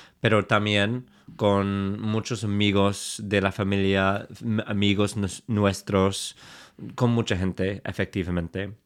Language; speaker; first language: Spanish; non-native, fluent; English